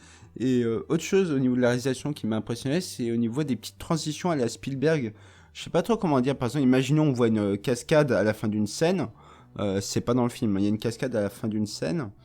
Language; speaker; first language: French; native; French